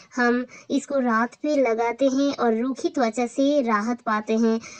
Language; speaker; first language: Hindi; non-native, local second language; Bangla